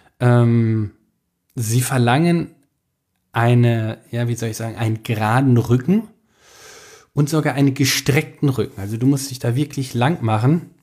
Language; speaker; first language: German; native; German